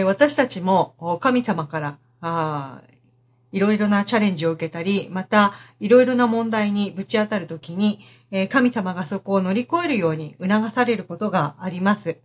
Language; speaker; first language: Japanese; native; Japanese